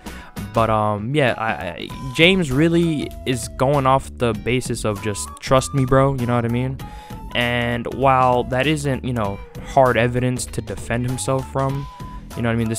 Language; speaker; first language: English; native; English